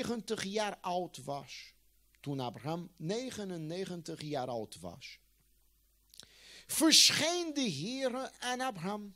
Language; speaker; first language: Dutch; non-native, fluent; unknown